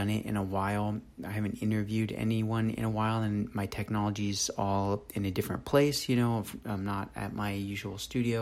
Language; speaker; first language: English; native; English